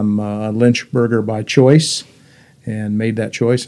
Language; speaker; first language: English; native; English